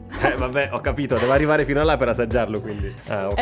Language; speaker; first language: Italian; native; Italian